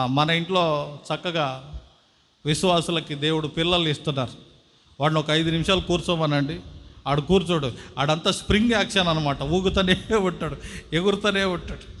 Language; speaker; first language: Telugu; non-native, local second language; Tamil